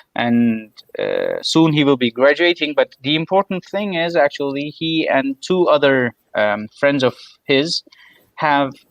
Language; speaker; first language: English; non-native, fluent; Turkish